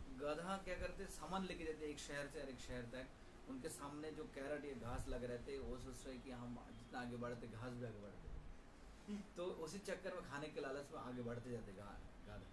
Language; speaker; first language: Hindi; non-native, local second language; Bangla